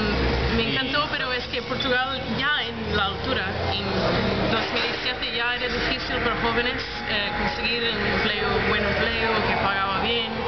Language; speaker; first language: Spanish; non-native, fluent; English